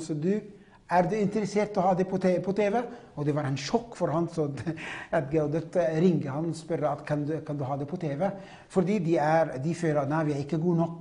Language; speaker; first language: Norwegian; non-native, fluent; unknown